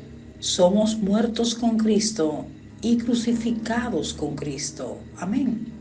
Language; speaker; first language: Spanish; native; Spanish